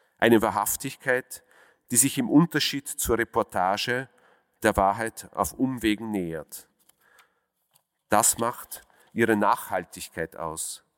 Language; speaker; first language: German; early bilingual, other home language; Russian